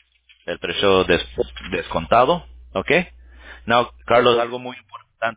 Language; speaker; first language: Spanish; early bilingual, heritage; English